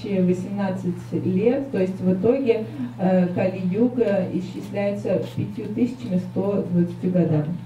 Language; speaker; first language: Russian; native; Russian